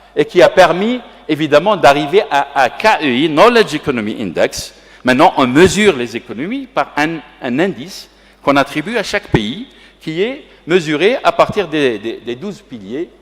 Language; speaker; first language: French; non-native, local second language; Arabic